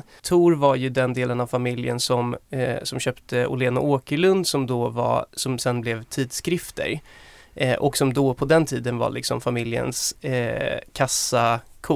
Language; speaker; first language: Swedish; native; Swedish